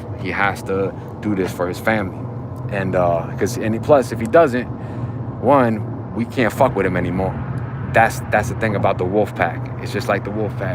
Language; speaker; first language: English; native; English